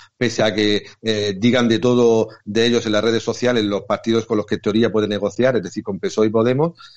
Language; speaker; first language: Spanish; native; Spanish